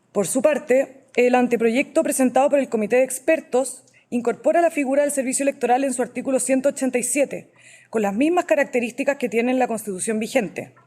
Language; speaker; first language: Spanish; native; Spanish